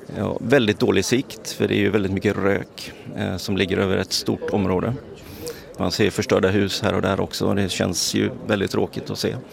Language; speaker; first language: Swedish; native; Swedish